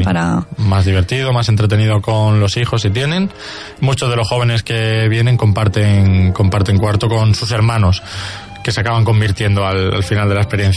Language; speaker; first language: Spanish; native; Spanish